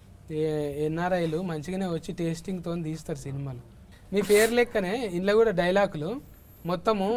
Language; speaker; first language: Telugu; native; Telugu